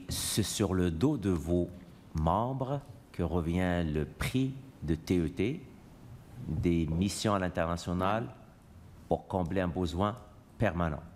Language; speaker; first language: French; native; French